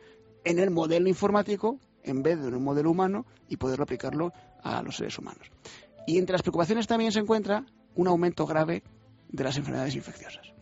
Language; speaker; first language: Spanish; native; Spanish